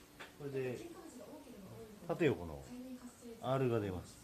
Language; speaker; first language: Japanese; native; Japanese